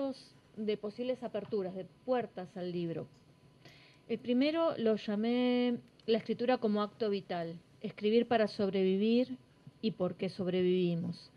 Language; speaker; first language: Spanish; native; Spanish